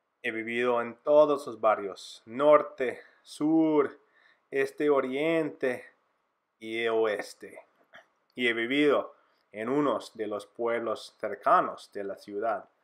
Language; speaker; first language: Spanish; non-native, fluent; English